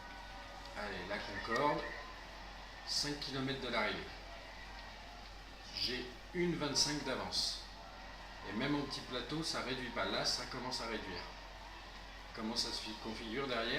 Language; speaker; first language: French; native; French